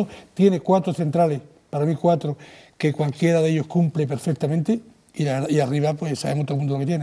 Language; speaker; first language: Spanish; native; Spanish